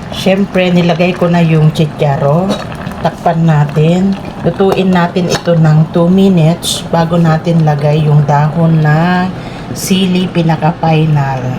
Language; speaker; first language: Filipino; non-native, local second language; Iloko